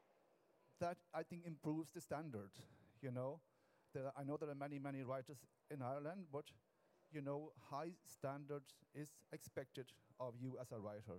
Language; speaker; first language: English; non-native, local second language; Irish